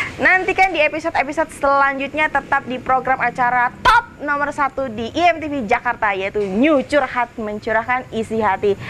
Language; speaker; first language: Indonesian; native; Indonesian